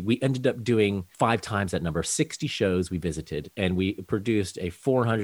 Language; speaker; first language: English; native; English